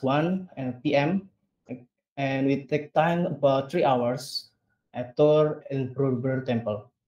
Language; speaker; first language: English; non-native, learner; Indonesian